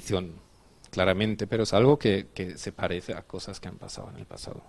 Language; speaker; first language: Spanish; non-native, fluent; German